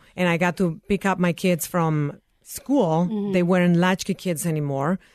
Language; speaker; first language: English; non-native, fluent; Spanish